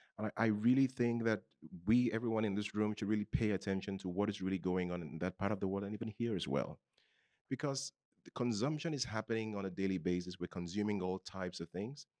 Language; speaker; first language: English; non-native, local second language; Yoruba